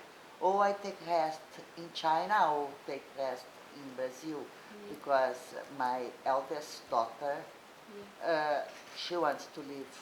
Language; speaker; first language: English; non-native, learner; Portuguese